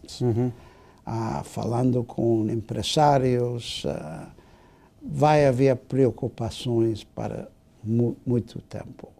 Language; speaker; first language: Portuguese; non-native, fluent; English